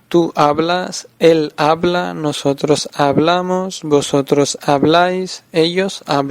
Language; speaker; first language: Spanish; non-native, fluent; Urdu